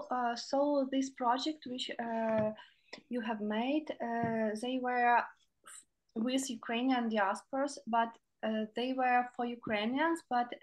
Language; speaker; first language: English; non-native, learner; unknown